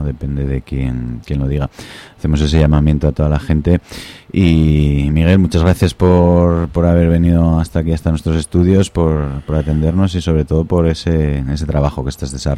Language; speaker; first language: Spanish; native; Spanish